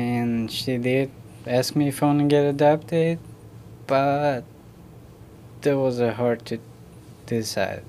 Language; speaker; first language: English; non-native, learner; Ukrainian